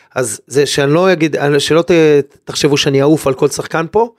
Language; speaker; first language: Hebrew; native; Hebrew